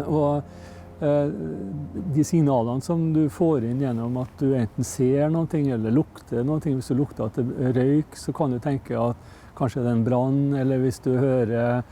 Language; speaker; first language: Norwegian; native; Norwegian